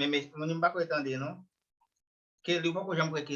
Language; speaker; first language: Portuguese; non-native, fluent; Haitian Creole